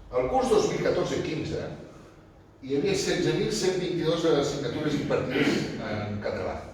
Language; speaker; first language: Catalan; non-native, local second language; Spanish